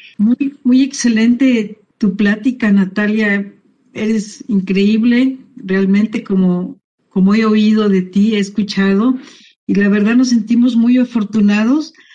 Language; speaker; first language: Spanish; native; Spanish